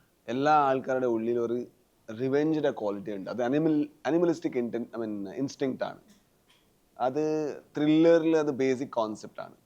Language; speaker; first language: Malayalam; non-native, learner; Tulu